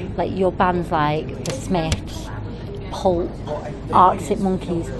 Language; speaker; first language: English; native; English